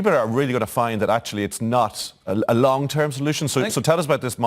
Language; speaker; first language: English; native; English